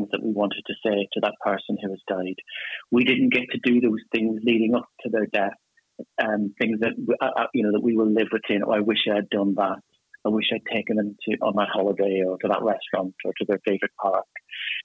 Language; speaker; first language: English; native; English